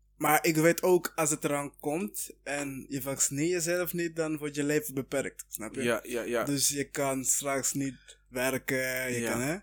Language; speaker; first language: Dutch; early bilingual, other home language; Kinyarwanda